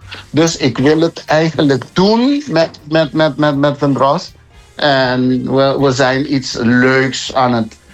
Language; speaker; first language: Dutch; non-native, local second language; Papiamento